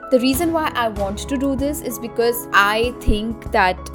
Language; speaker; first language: English; non-native, local second language; Marathi